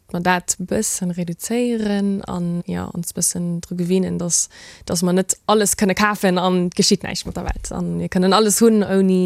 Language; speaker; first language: Luxembourgish; early bilingual, heritage; Luxembourgish